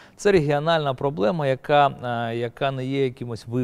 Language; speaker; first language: Ukrainian; native; Ukrainian